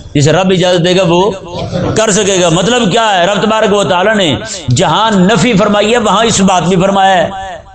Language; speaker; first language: Urdu; non-native, local second language; Punjabi